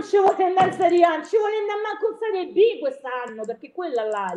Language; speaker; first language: Italian; native; Italian